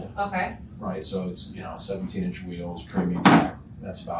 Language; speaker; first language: English; native; English